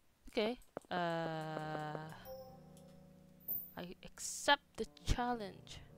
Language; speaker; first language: English; non-native, local second language; Cantonese